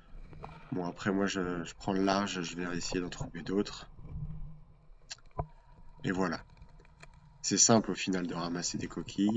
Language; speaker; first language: French; native; French